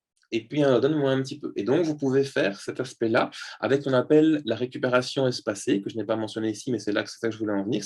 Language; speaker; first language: French; native; French